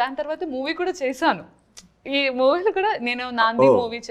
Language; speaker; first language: Telugu; non-native, learner; Malayalam